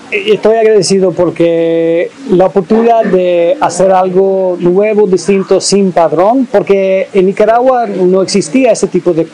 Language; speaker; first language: Spanish; non-native, fluent; English